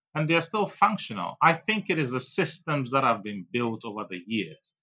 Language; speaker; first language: English; non-native, local second language; Ewe